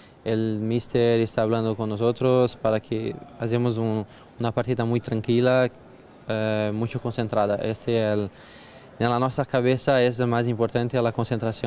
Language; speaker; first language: Spanish; non-native, fluent; Portuguese